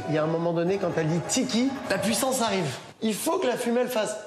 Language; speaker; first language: French; native; French